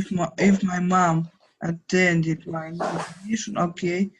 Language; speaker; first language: English; non-native, fluent; Ukrainian